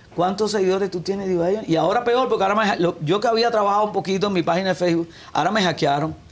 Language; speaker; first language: Spanish; native; Spanish